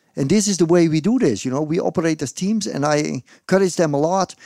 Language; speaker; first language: English; non-native, fluent; Dutch